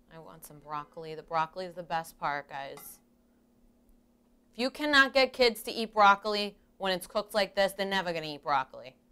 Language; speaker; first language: English; early bilingual, other home language; Italian